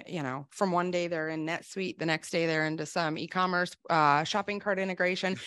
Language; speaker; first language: English; native; English